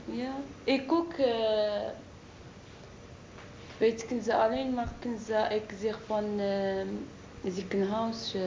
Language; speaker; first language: Dutch; non-native, learner; Arabic